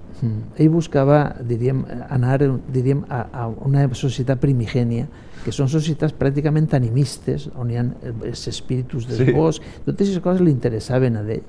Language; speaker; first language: Catalan; native; Catalan